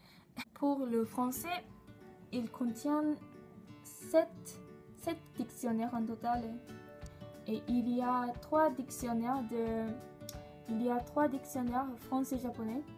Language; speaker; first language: French; non-native, learner; Japanese